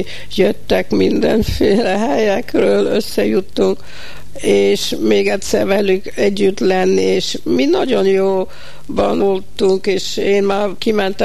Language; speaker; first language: Hungarian; early bilingual, heritage; Hungarian